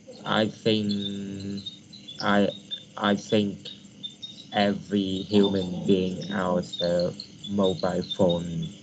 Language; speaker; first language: English; non-native, learner; Vietnamese